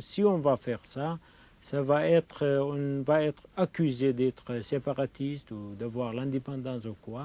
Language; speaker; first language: French; non-native, fluent; Kurdish